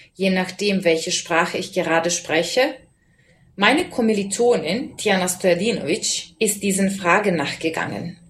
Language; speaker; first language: German; non-native, fluent; Serbian